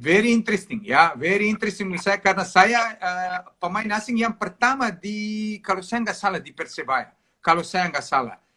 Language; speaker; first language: Indonesian; non-native, fluent; Serbian